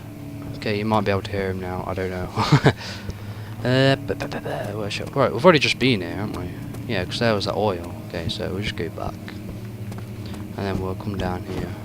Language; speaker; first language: English; native; English